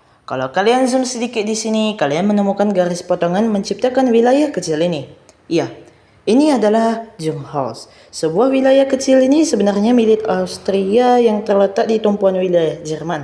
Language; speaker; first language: Indonesian; native; Indonesian